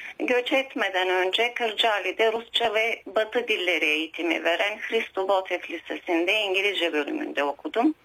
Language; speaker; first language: Turkish; early bilingual, heritage; Turkish